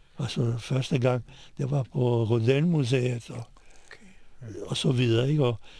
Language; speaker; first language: Danish; non-native, fluent; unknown